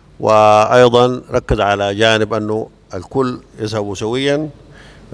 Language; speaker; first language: Arabic; native; Arabic